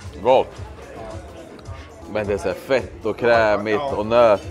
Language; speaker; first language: Swedish; native; Swedish